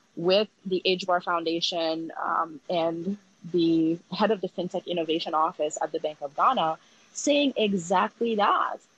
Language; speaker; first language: English; early bilingual, other home language; Haitian Creole